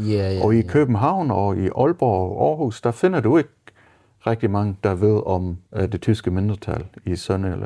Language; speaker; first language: Danish; non-native, fluent; German